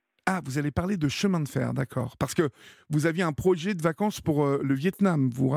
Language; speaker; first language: French; native; French